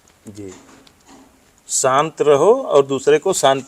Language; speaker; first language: Hindi; native; Hindi